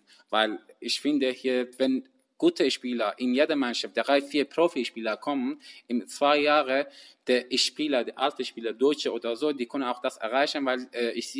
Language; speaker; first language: German; non-native, learner; Persian